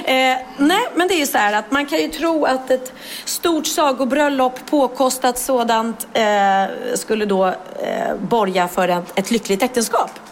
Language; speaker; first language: Swedish; native; Swedish